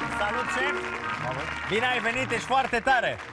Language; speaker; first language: Romanian; native; Romanian